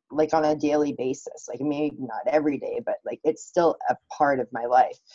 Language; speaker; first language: English; native; English